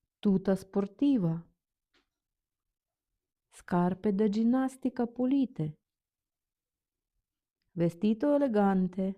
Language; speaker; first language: Italian; non-native, fluent; Ukrainian